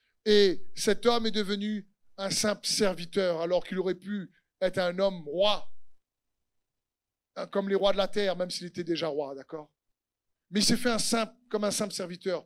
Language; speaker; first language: French; native; French